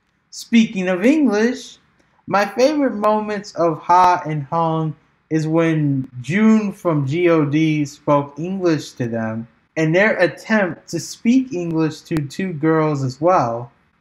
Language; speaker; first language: English; native; English